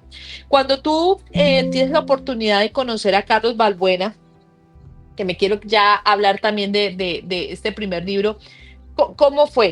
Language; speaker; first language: Spanish; native; Spanish